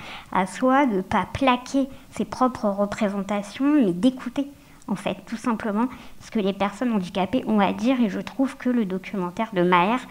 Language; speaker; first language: French; native; French